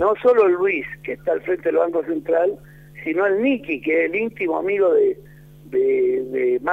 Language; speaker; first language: Spanish; native; Spanish